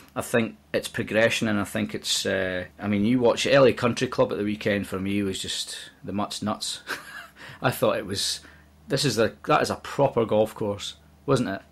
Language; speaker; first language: English; native; English